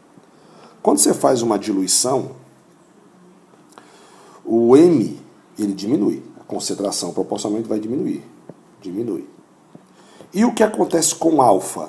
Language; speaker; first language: Portuguese; native; Portuguese